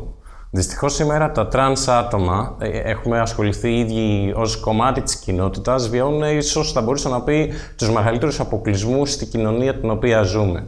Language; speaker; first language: Greek; native; Greek